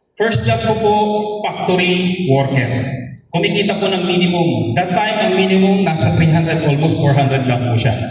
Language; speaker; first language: Filipino; non-native, local second language; Bikol